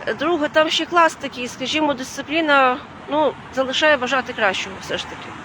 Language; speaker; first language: Ukrainian; non-native, fluent; Latvian